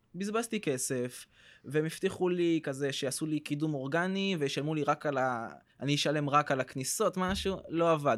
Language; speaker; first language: Hebrew; early bilingual, other home language; French